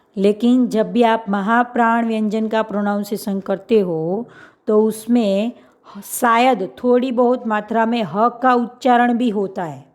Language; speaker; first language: Hindi; non-native, local second language; Gujarati